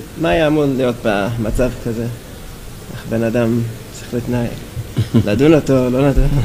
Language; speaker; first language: Hebrew; non-native, fluent; English